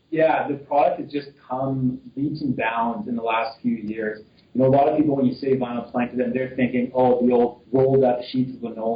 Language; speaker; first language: English; native; English